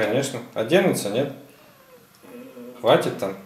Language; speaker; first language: Russian; native; Russian